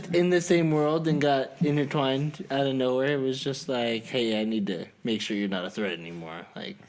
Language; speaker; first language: English; native; English